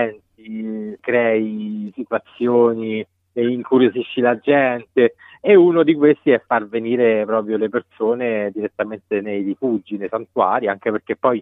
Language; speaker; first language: Italian; native; Italian